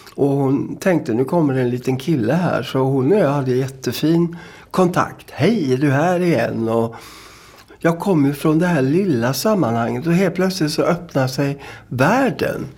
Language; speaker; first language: Swedish; native; Swedish